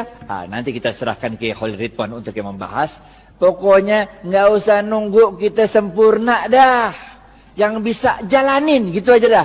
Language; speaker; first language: Indonesian; native; Indonesian